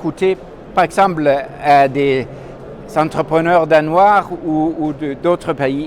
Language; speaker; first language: French; non-native, fluent; Danish